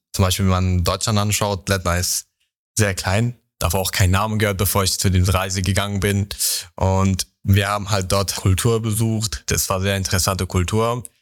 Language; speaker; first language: German; early bilingual, other home language; Persian